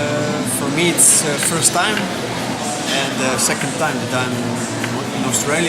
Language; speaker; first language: English; non-native, learner; Slovenian